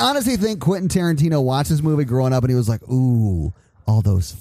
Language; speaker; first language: English; native; English